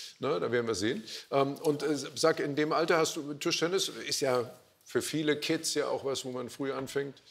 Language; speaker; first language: German; native; German